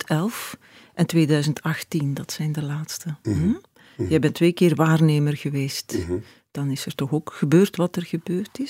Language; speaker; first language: Dutch; native; Dutch